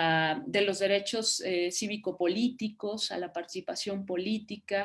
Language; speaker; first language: Spanish; native; Spanish